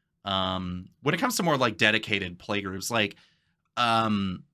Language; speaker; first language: English; native; English